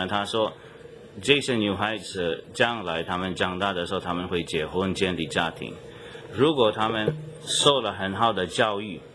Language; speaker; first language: Chinese; non-native, fluent; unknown